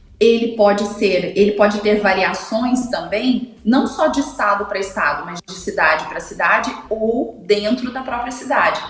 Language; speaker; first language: Portuguese; native; Portuguese